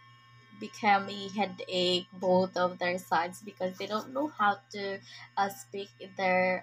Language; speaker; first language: English; non-native, learner; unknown